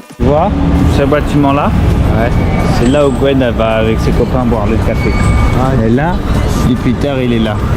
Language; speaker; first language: French; native; French